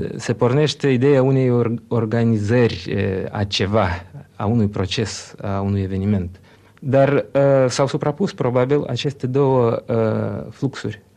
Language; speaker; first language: Romanian; early bilingual, other home language; Russian